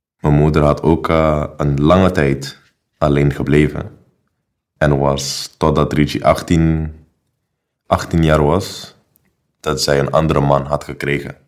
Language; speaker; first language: Dutch; non-native, local second language; Papiamento